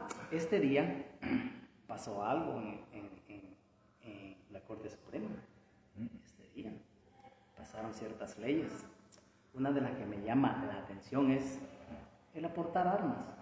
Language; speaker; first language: Spanish; native; Spanish